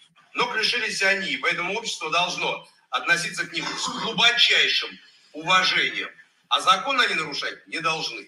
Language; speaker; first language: Russian; native; Russian